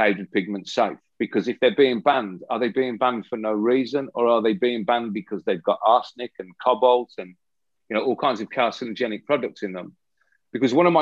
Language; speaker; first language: English; native; English